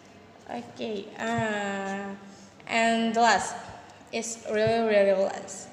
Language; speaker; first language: English; non-native, learner; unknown